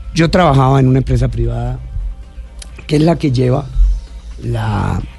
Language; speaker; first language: Spanish; native; Spanish